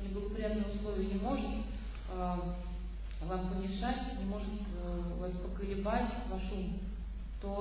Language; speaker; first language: Russian; native; Russian